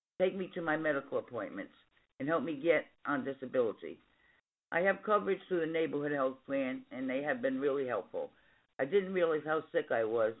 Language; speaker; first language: English; native; English